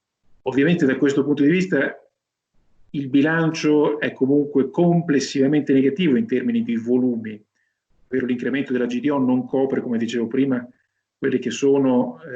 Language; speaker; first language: Italian; native; Italian